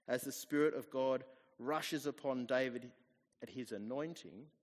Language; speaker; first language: English; native; English